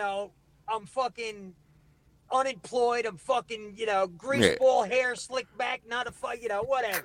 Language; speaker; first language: English; native; English